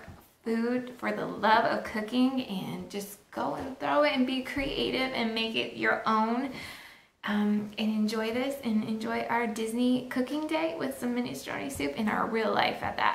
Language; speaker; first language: English; native; English